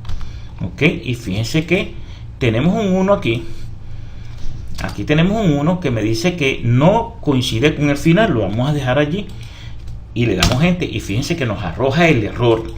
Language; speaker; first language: Spanish; native; Spanish